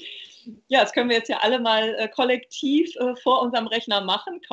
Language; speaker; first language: German; native; German